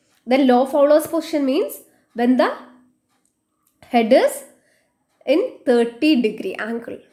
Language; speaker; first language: English; non-native, local second language; Malayalam